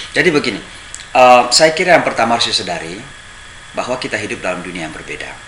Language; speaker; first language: Indonesian; native; Indonesian